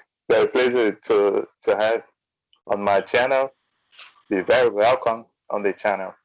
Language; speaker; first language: English; non-native, learner; Portuguese